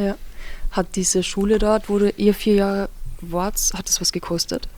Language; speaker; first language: German; native; German